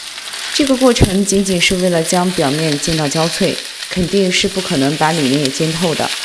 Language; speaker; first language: Chinese; native; Chinese